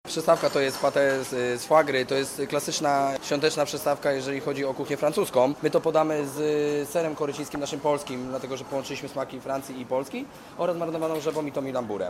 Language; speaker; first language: Polish; native; Polish